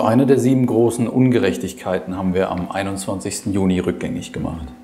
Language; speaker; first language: German; native; German